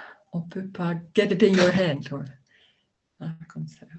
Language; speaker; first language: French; non-native, learner; Dutch